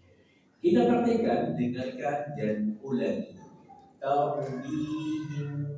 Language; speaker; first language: Indonesian; native; Indonesian